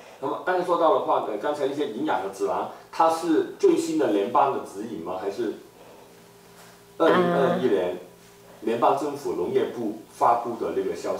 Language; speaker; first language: Chinese; native; Chinese